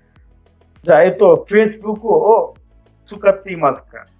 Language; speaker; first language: Japanese; non-native, fluent; Bangla